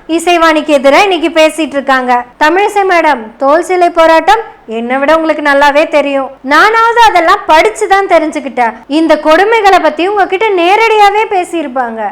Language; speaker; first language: Tamil; non-native, local second language; Malayalam